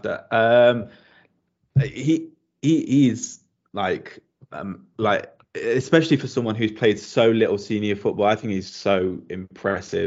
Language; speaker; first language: English; native; English